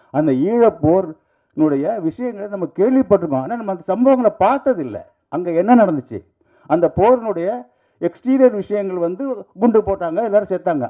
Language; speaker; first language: Tamil; native; Tamil